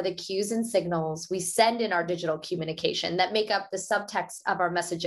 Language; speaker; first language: English; early bilingual, other home language; Hindi